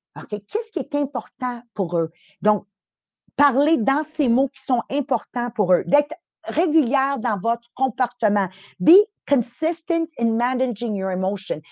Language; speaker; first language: French; early bilingual, other home language; Italian